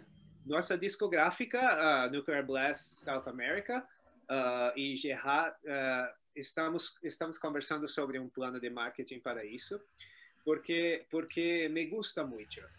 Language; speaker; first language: Spanish; non-native, learner; Portuguese